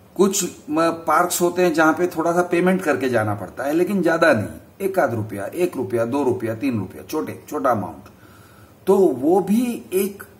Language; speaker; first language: Hindi; non-native, local second language; Gujarati